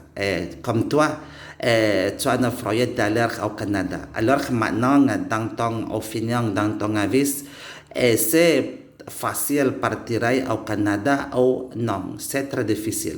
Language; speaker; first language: French; non-native, learner; Indonesian